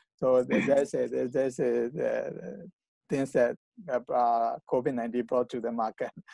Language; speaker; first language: English; non-native, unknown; Burmese